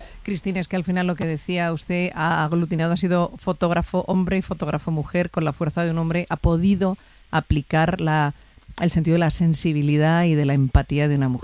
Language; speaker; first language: Spanish; native; Spanish